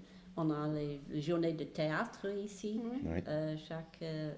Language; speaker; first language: French; non-native, fluent; English